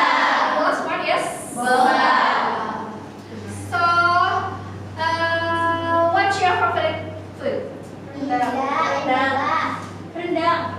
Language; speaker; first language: English; non-native, local second language; Indonesian